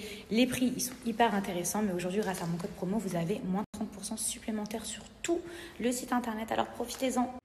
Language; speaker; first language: French; native; French